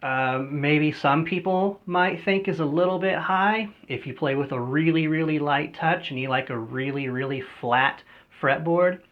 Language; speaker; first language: English; native; English